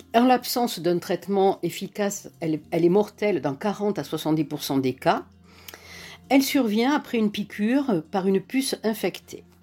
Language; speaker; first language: French; native; French